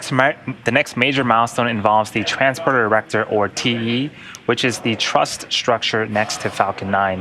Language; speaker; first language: English; native; English